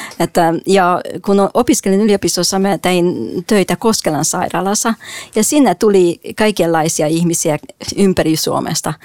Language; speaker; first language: Finnish; non-native, fluent; Hungarian